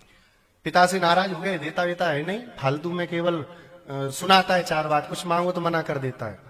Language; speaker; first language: Hindi; native; Hindi